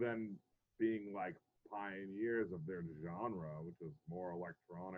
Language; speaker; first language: English; native; English